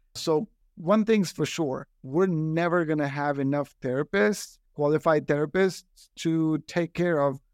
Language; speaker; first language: English; non-native, local second language; Hindi